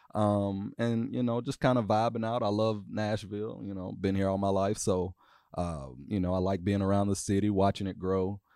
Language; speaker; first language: English; native; English